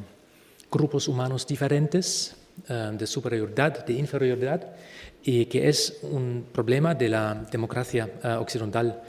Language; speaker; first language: Spanish; non-native, fluent; German